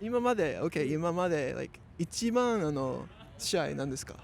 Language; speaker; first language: Japanese; non-native, learner; English